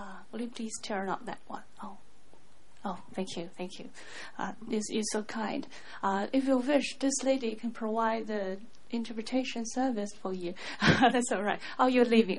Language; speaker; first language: English; non-native, fluent; Chinese